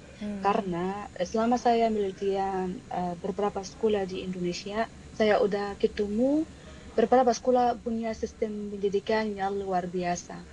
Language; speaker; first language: Indonesian; non-native, fluent; Arabic